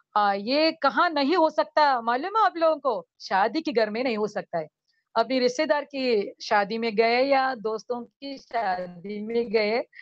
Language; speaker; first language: Hindi; non-native, local second language; Tamil